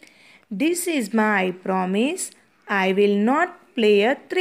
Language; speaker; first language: English; non-native, local second language; Gujarati